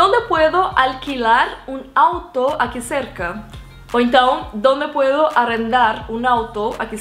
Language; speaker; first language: Spanish; non-native, fluent; Portuguese